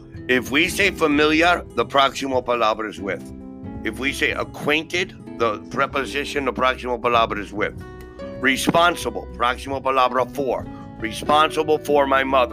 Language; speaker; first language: English; native; English